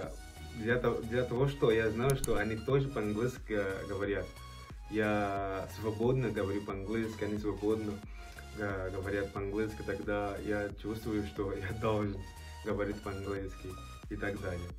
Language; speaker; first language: Russian; non-native, learner; Portuguese